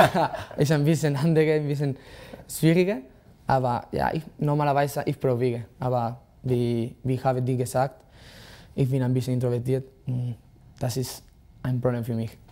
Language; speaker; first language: German; non-native, learner; Spanish